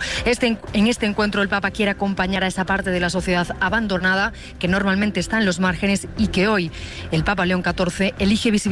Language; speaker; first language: Spanish; native; Spanish